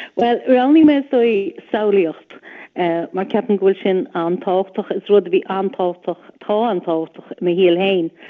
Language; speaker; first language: Irish; non-native, local second language; English